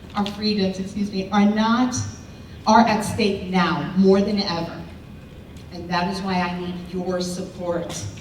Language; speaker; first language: English; early bilingual, other home language; Spanish